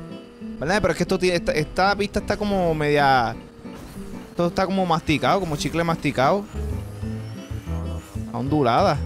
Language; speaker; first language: Spanish; native; Spanish